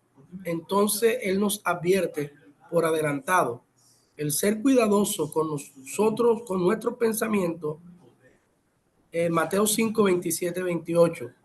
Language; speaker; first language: Spanish; native; Spanish